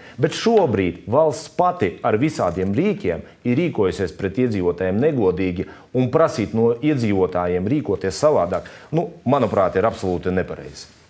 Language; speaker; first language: Latvian; native; Latvian